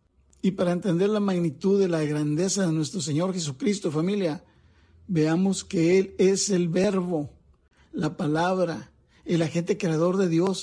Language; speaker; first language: Spanish; native; Spanish